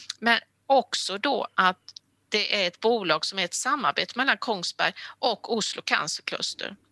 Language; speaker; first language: Swedish; native; Swedish